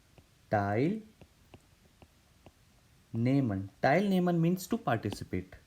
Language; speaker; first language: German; non-native, fluent; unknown